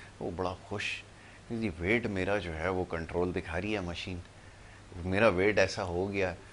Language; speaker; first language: Urdu; native; Urdu